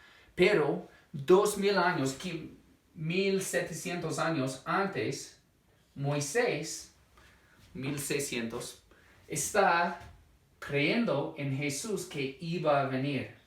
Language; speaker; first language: Spanish; non-native, fluent; English